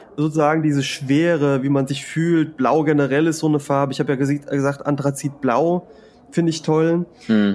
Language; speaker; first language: German; early bilingual, other home language; Spanish